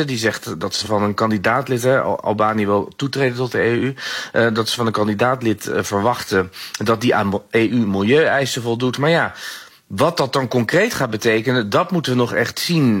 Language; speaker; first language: Dutch; native; Dutch